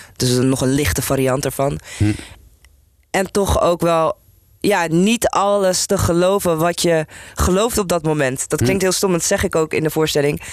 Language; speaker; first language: Dutch; native; Dutch